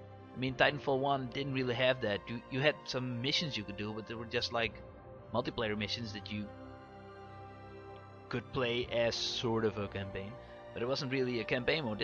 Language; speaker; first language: English; non-native, fluent; Dutch